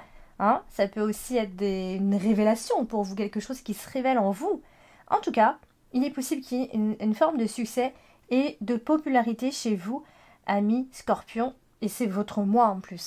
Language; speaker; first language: French; native; French